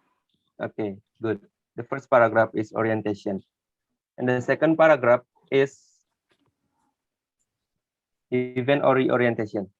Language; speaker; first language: English; non-native, learner; Indonesian